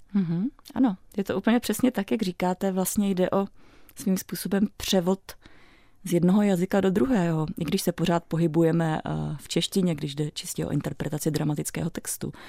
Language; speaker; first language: Czech; native; Czech